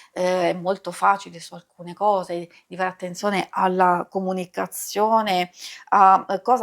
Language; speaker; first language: Italian; native; Italian